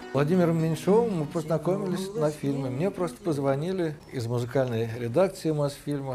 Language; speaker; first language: Russian; native; Russian